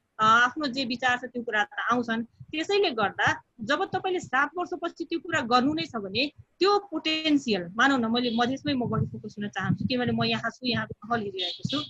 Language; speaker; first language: Nepali; non-native, local second language; Bhojpuri